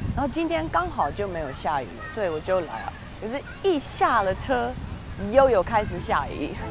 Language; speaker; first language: Chinese; non-native, fluent; English